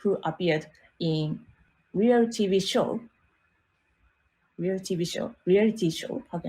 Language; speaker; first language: English; non-native, learner; Japanese